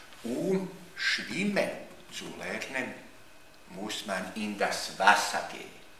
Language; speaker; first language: German; non-native, fluent; Bosnian